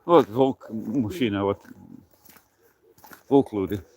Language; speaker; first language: Russian; non-native, learner; English